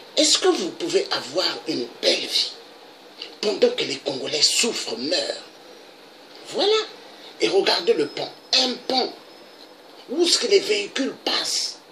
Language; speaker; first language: French; non-native, local second language; Lingala